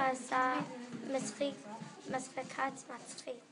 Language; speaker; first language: Hebrew; non-native, learner; English